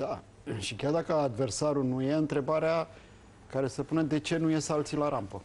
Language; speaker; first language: Romanian; native; Romanian